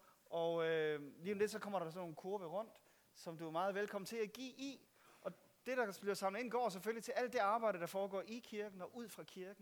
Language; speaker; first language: Danish; native; Danish